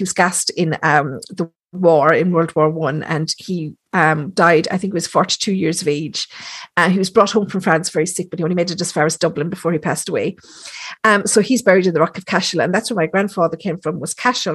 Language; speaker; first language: English; native; English